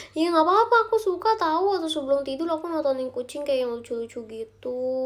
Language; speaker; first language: Indonesian; native; Indonesian